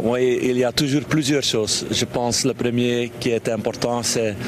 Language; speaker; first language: French; non-native, local second language; Dutch